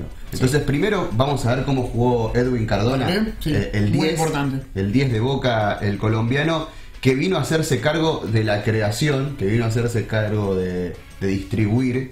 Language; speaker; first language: Spanish; native; Spanish